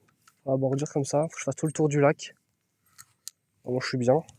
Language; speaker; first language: French; native; French